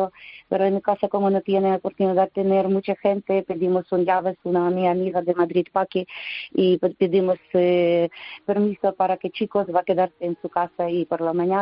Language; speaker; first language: Spanish; non-native, learner; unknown